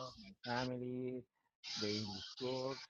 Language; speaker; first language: English; non-native, learner; Spanish